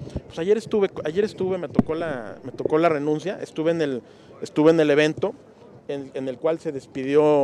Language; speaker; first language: Spanish; native; Spanish